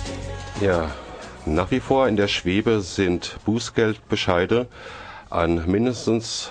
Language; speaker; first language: German; native; German